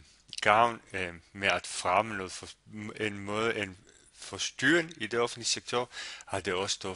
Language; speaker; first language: Danish; non-native, fluent; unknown